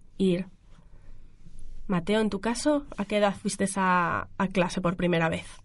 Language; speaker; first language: Spanish; native; Spanish